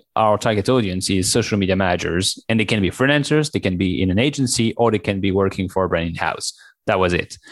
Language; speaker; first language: English; non-native, fluent; French